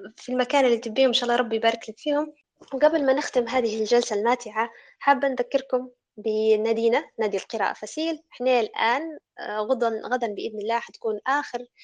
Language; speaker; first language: Arabic; native; Arabic